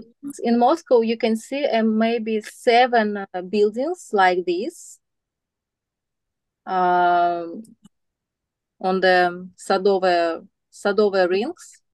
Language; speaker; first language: English; non-native, learner; Russian